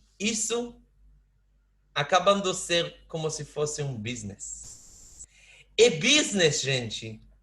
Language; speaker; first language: Portuguese; non-native, fluent; Hebrew